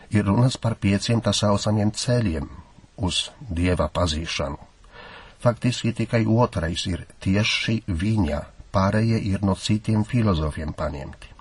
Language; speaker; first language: Latvian; non-native, fluent; Polish